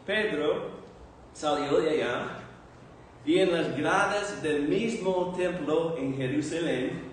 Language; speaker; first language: Spanish; non-native, fluent; English